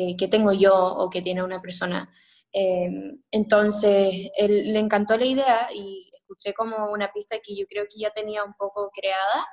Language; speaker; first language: Spanish; early bilingual, heritage; Spanish